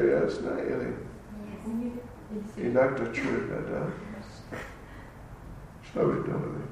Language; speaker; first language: Russian; non-native, learner; English